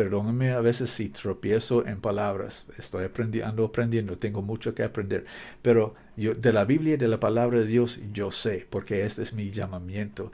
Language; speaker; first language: Spanish; non-native, learner; English